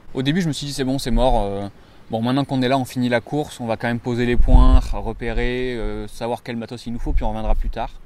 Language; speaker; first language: French; native; French